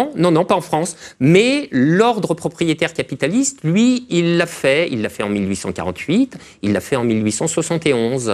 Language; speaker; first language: French; native; French